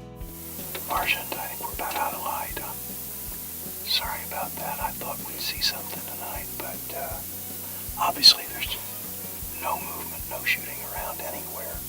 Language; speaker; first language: English; native; English